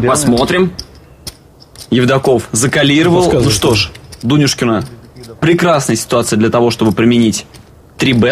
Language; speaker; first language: Russian; native; Russian